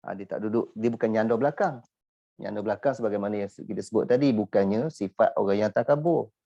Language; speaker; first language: Malay; native; Malay